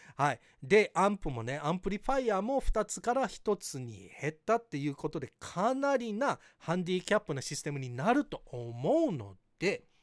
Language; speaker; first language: Japanese; early bilingual, heritage; Japanese